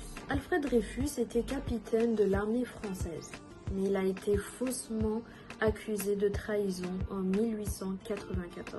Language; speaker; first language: French; native; French